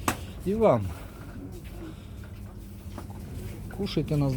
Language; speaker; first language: Russian; non-native, local second language; Kyrgyz